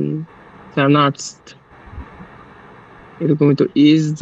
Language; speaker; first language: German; non-native, learner; Bangla